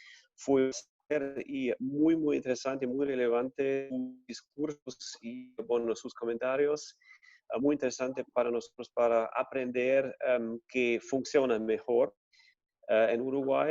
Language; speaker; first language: Spanish; non-native, fluent; German